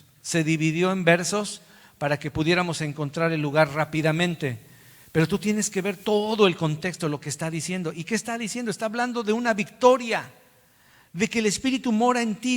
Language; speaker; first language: Spanish; native; Spanish